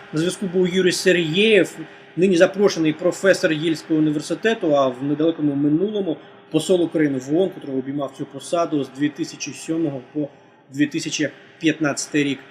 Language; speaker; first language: Ukrainian; native; Ukrainian